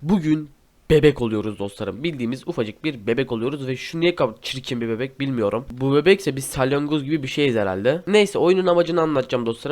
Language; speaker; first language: Turkish; native; Turkish